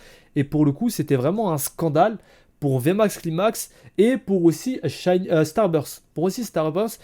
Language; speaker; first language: French; native; French